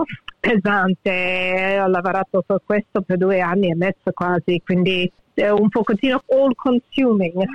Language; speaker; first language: Italian; early bilingual, heritage; English